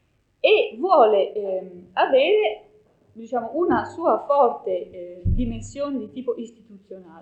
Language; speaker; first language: Italian; native; Italian